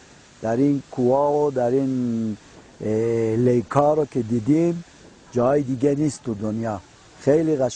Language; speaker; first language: Persian; early bilingual, heritage; Persian